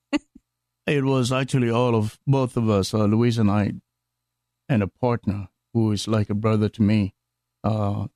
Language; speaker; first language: English; non-native, local second language; Akan